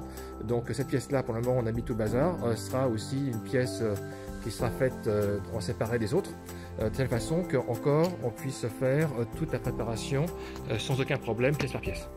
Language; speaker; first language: French; native; French